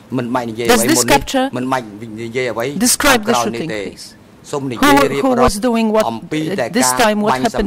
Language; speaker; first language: English; non-native, fluent; French